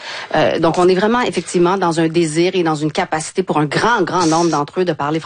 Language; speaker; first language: French; native; French